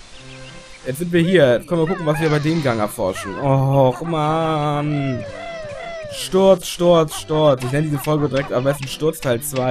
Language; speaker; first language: German; native; German